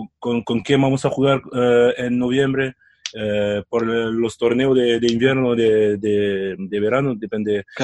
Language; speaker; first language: Spanish; non-native, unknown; French